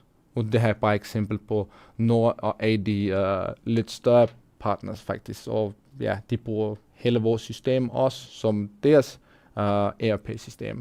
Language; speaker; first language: Danish; non-native, fluent; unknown